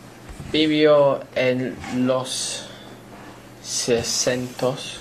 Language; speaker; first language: Spanish; non-native, learner; English